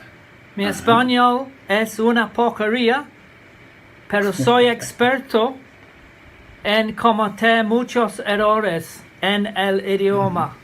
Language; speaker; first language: Spanish; non-native, learner; English